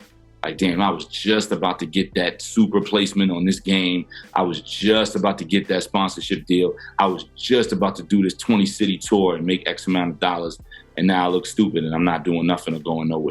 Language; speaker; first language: English; native; English